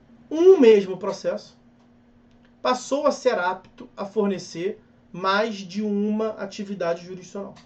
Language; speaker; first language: Portuguese; native; Portuguese